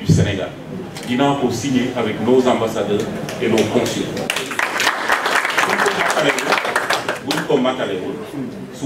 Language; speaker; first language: French; non-native, local second language; Wolof